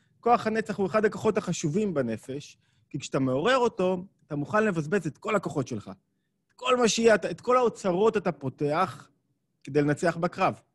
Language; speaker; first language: Hebrew; native; Hebrew